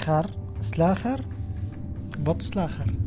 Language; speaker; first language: Dutch; non-native, learner; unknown